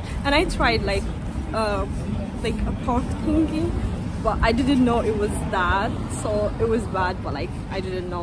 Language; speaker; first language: English; early bilingual, other home language; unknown